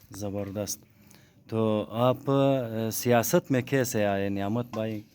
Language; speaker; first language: Urdu; non-native, local second language; Hazaragi